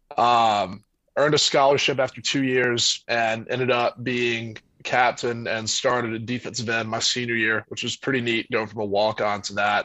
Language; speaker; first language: English; native; English